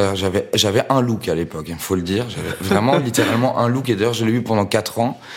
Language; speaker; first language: French; native; French